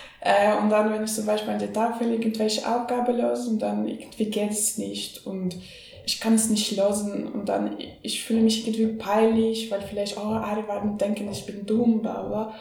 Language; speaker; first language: German; non-native, learner; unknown